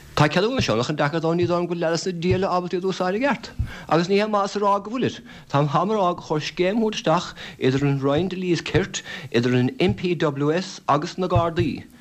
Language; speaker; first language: Irish; native; Irish